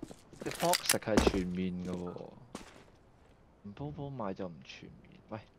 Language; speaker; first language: Cantonese; native; Cantonese